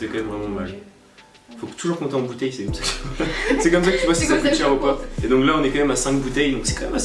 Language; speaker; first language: French; native; French